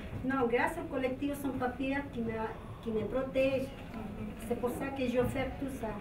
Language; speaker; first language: French; non-native, learner; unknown